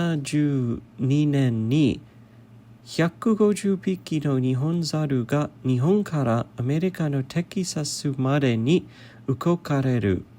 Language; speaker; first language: Japanese; non-native, learner; English